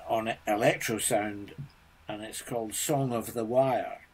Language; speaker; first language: English; native; English